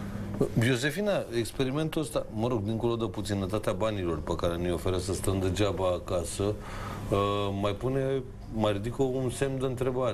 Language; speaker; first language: Romanian; native; Romanian